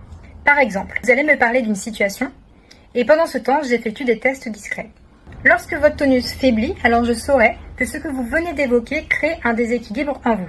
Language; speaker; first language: French; native; French